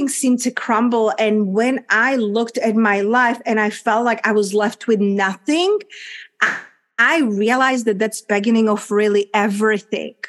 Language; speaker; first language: English; non-native, fluent; Czech